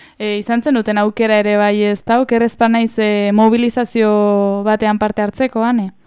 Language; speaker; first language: Basque; native; Basque